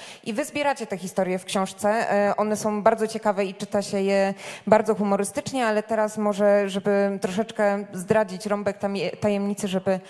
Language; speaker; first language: Polish; native; Polish